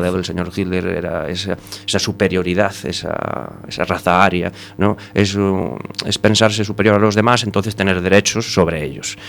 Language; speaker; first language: Spanish; native; Spanish